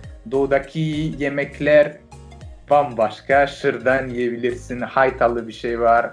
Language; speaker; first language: Turkish; non-native, fluent; French